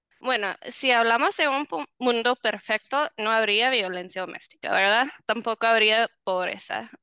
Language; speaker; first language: Spanish; non-native, fluent; English